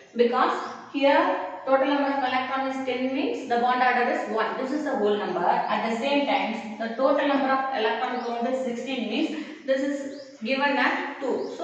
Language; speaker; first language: English; non-native, local second language; Tamil